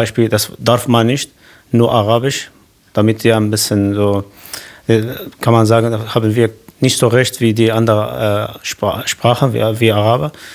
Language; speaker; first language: German; non-native, learner; Arabic